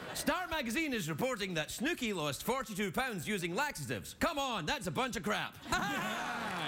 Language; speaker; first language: English; native; English